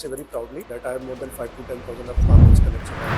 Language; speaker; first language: English; non-native, local second language; Hindi